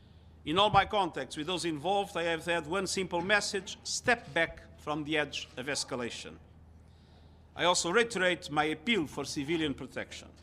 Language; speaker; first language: English; non-native, fluent; Portuguese